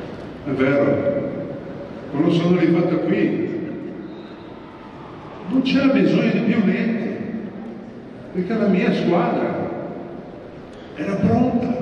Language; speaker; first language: Italian; non-native, fluent; Portuguese